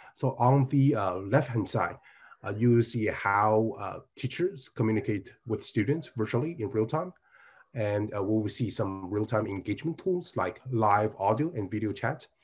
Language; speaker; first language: English; non-native, fluent; Chinese